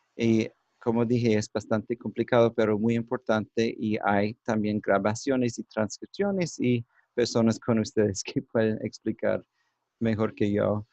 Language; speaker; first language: Spanish; non-native, learner; English